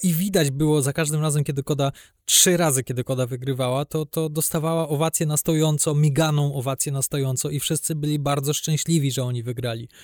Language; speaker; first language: Polish; native; Polish